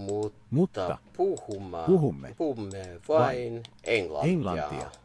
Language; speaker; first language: Finnish; non-native, learner; English